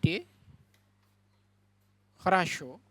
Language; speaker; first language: Russian; non-native, learner; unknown